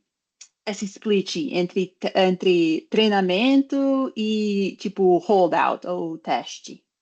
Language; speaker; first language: Portuguese; non-native, fluent; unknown